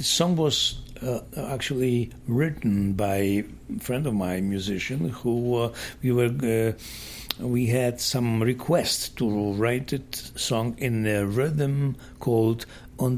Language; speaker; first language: English; non-native, fluent; Polish